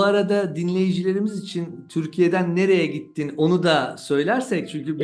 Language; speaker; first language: Turkish; native; Turkish